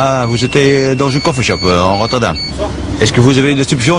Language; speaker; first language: French; non-native, learner; Dutch